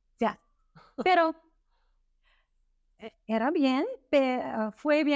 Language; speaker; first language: Spanish; non-native, learner; English